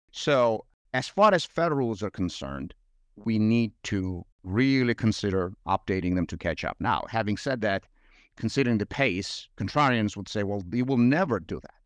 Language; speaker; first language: English; non-native, fluent; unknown